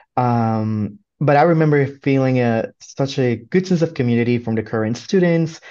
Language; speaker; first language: English; non-native, fluent; Spanish